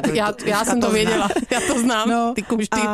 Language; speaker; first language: Czech; native; Czech